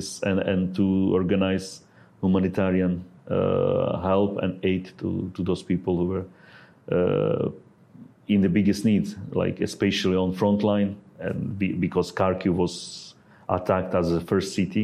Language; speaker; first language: English; non-native, fluent; Ukrainian